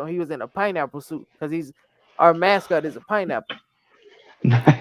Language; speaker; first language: English; native; English